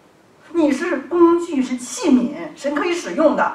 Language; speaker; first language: Chinese; native; Chinese